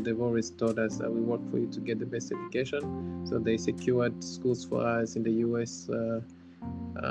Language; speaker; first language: English; non-native, local second language; Kinyarwanda